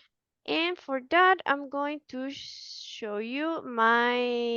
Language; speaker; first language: English; non-native, fluent; Spanish